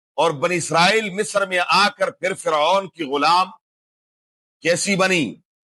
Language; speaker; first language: Urdu; non-native, local second language; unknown